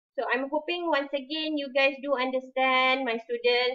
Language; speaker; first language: English; non-native, local second language; Malay